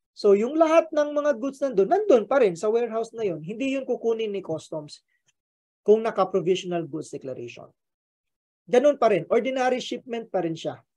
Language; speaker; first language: Filipino; native; Filipino